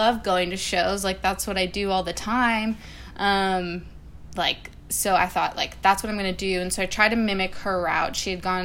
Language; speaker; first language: English; native; English